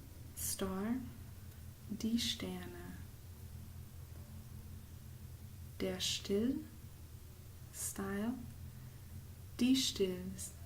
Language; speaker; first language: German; non-native, fluent; English